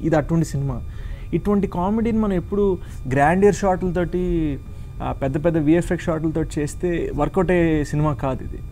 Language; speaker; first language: Telugu; early bilingual, heritage; Telugu